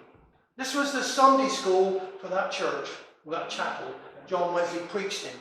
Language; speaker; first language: English; native; English